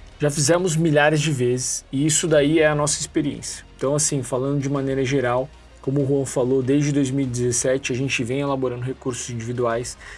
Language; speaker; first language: Portuguese; native; Portuguese